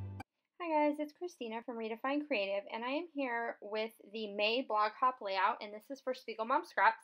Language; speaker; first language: English; native; English